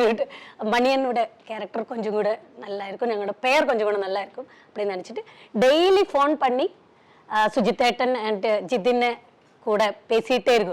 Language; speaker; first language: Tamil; non-native, learner; Malayalam